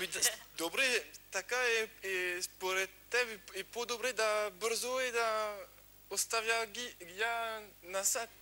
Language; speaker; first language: Bulgarian; non-native, learner; French